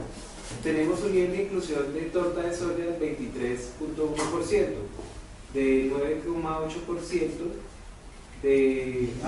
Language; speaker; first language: Spanish; native; Spanish